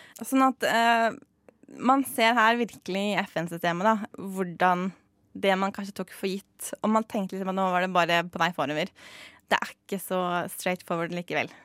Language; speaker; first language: Norwegian; native; Norwegian